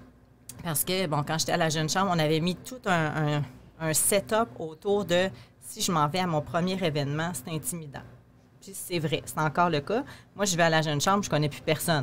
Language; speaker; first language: French; native; French